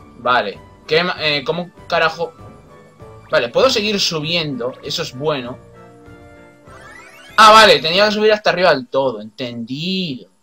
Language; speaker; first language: Spanish; native; Spanish